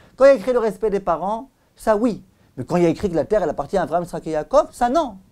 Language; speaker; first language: French; native; French